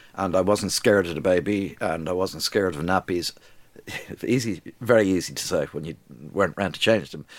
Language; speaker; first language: English; native; English